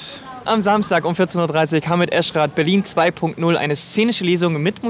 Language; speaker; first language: German; native; German